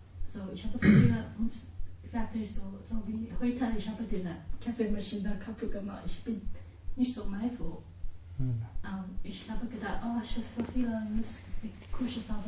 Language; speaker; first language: German; non-native, learner; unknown